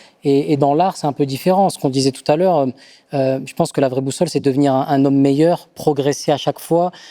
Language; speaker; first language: French; native; French